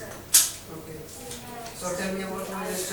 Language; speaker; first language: English; non-native, local second language; Hindi